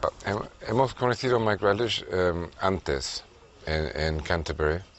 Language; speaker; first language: Spanish; non-native, fluent; English